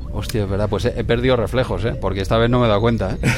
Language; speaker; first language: Spanish; native; Spanish